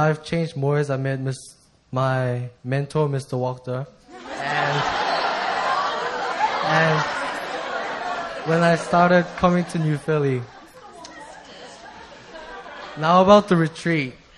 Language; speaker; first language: English; native; English